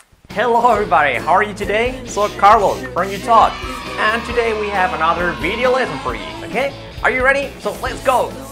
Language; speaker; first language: English; non-native, fluent; Spanish